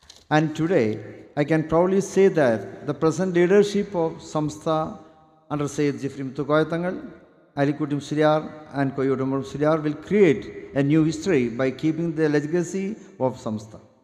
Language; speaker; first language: English; non-native, local second language; Malayalam